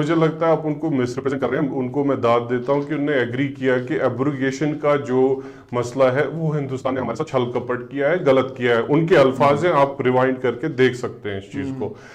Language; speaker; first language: Urdu; non-native, local second language; Kashmiri